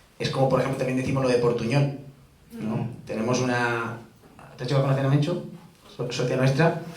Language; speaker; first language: Spanish; native; Spanish